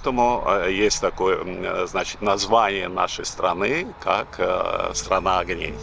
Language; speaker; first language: Russian; native; Russian